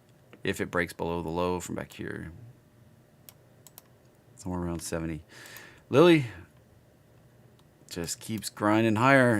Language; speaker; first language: English; native; English